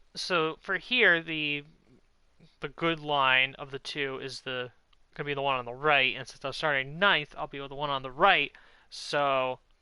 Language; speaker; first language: English; native; English